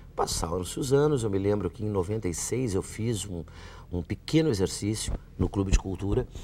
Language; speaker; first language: Portuguese; native; Portuguese